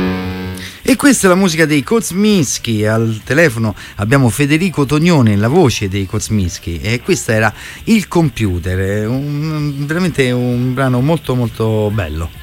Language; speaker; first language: Italian; native; Italian